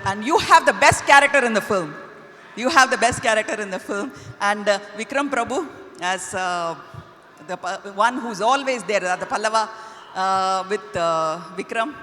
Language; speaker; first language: English; non-native, local second language; Tamil